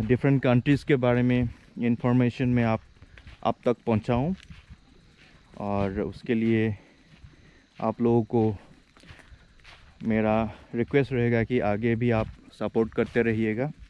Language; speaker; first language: Hindi; non-native, local second language; Assamese